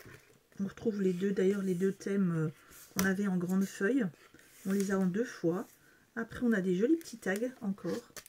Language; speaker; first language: French; native; French